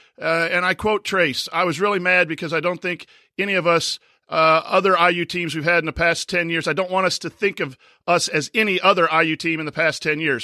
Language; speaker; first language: English; native; English